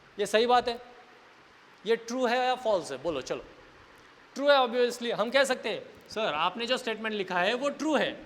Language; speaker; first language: Hindi; non-native, local second language; Marathi